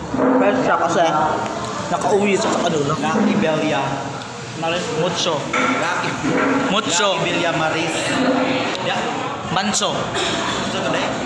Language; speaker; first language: Filipino; non-native, local second language; Cebuano